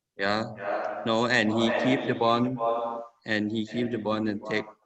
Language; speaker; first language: English; non-native, learner; Thai